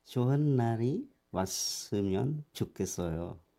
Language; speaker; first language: Korean; non-native, learner; Khmer